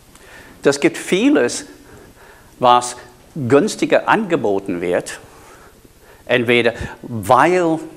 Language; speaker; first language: German; non-native, fluent; English